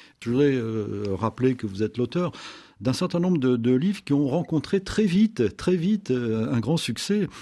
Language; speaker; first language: French; native; French